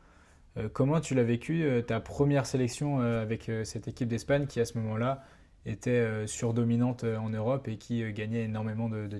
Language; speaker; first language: French; native; French